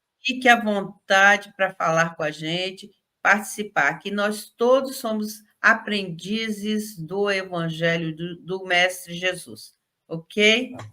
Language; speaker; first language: Portuguese; native; Portuguese